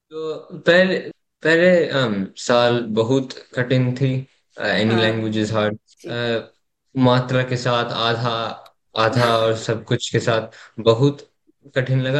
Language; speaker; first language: Hindi; early bilingual, heritage; English